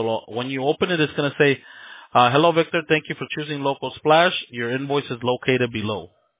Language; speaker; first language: English; early bilingual, other home language; Spanish